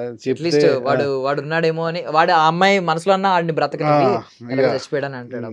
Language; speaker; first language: Telugu; native; Telugu